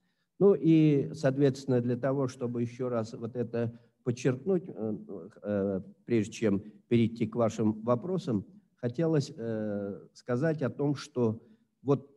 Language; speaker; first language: Russian; native; Russian